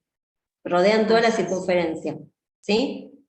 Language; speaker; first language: Spanish; native; Spanish